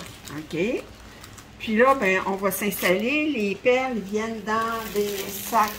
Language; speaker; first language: French; native; French